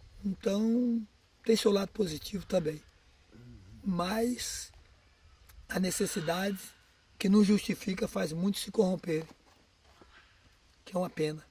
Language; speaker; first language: Portuguese; native; Portuguese